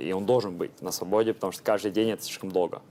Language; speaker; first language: Russian; early bilingual, heritage; Russian